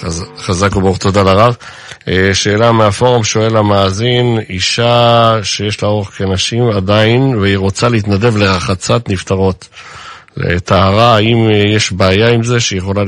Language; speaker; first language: Hebrew; native; Hebrew